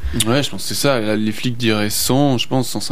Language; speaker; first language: French; native; French